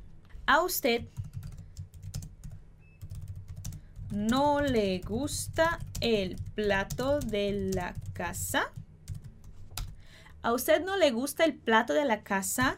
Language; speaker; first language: Spanish; non-native, fluent; Portuguese